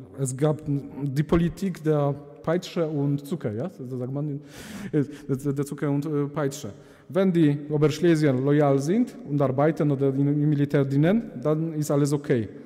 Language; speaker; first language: German; non-native, fluent; Polish